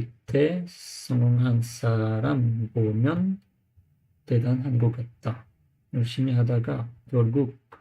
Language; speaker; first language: Korean; non-native, learner; English